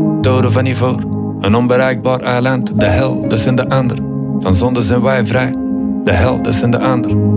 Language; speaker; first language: Dutch; native; Dutch